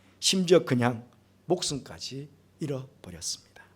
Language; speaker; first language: Korean; native; Korean